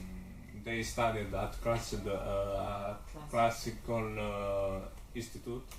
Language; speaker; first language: English; non-native, learner; Italian